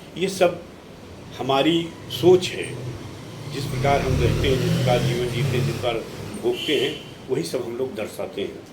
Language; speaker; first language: Hindi; native; Hindi